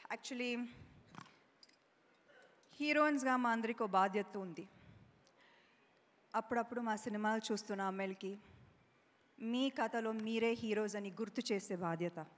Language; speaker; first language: Telugu; non-native, local second language; Tamil